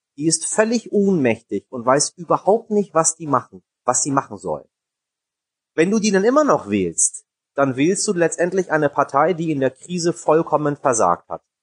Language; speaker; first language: German; early bilingual, other home language; Persian